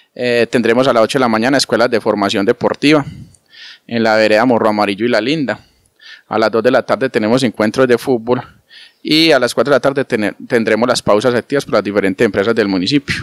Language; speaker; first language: Spanish; native; Spanish